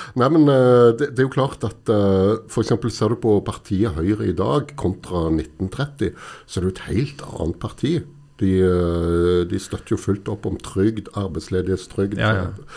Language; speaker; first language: Norwegian; native; Norwegian